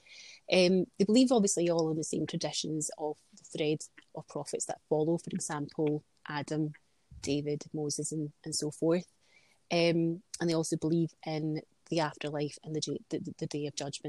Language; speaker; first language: English; native; English